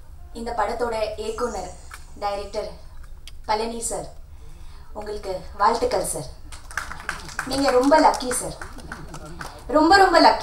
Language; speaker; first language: Tamil; non-native, local second language; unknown